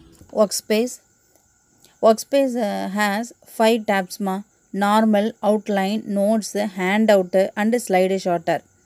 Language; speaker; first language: English; non-native, local second language; Tamil